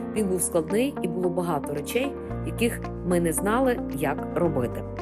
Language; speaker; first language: Ukrainian; native; Ukrainian